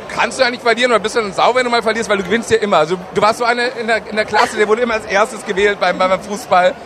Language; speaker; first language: German; native; German